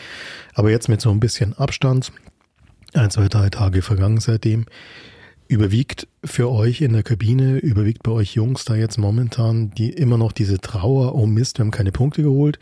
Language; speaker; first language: German; native; German